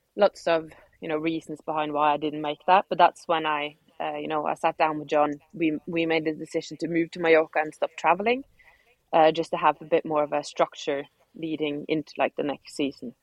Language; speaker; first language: English; non-native, fluent; Norwegian